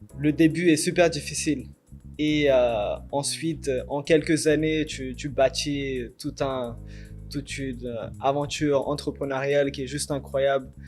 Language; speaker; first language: French; early bilingual, other home language; Urdu